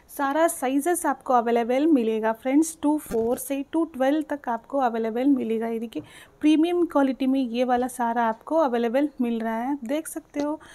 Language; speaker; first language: Hindi; non-native, local second language; Telugu